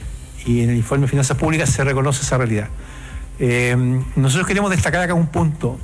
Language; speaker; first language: Spanish; native; Spanish